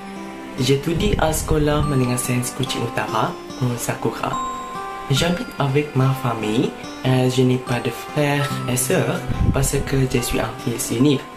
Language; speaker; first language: French; non-native, learner; Malay